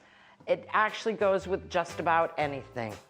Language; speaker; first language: English; native; English